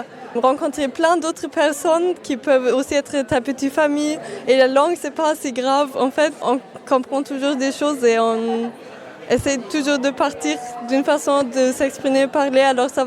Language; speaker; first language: French; non-native, fluent; German